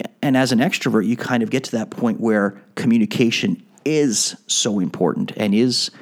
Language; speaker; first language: English; native; English